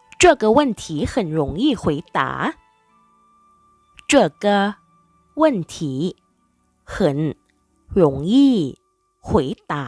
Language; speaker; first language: Chinese; non-native, fluent; Thai